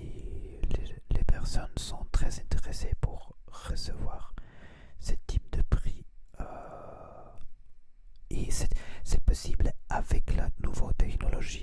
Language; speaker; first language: French; non-native, learner; Spanish